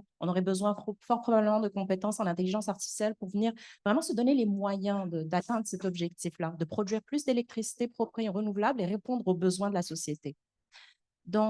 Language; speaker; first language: French; native; French